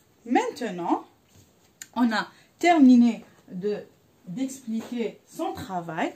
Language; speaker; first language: French; non-native, local second language; Arabic